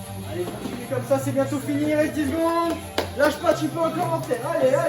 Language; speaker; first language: French; native; French